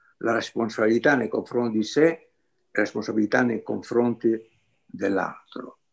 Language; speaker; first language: Italian; non-native, fluent; Greek